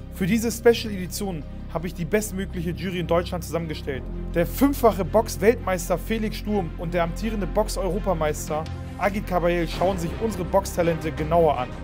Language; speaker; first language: German; early bilingual, other home language; Kurdish